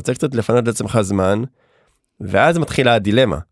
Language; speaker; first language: Hebrew; native; Hebrew